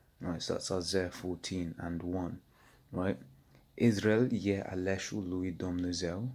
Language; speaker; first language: Romanian; non-native, learner; English